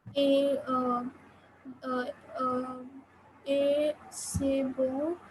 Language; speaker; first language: French; non-native, learner; Hindi